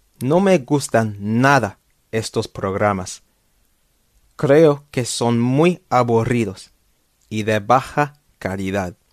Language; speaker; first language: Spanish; non-native, fluent; English